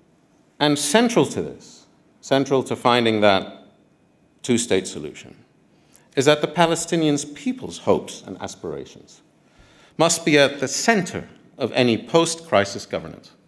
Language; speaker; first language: English; non-native, fluent; Arabic